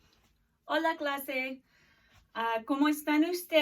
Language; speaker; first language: Spanish; non-native, fluent; English